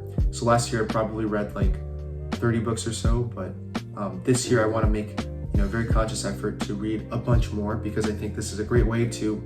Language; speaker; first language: English; early bilingual, other home language; Chinese